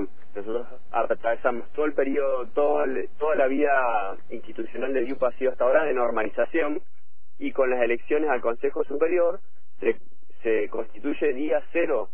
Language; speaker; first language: Spanish; native; Spanish